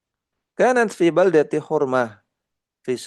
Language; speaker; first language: Arabic; non-native, fluent; Indonesian